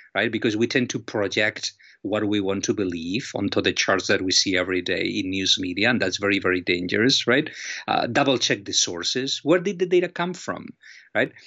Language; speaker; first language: English; non-native, fluent; Spanish